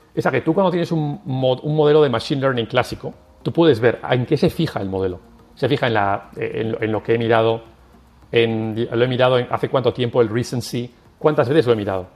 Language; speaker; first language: Spanish; native; Spanish